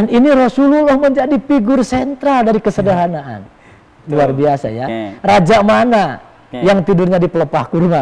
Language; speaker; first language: Indonesian; native; Indonesian